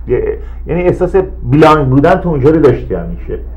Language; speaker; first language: Persian; native; Persian